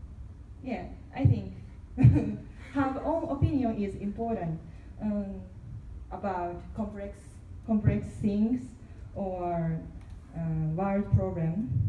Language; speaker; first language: English; non-native, learner; Korean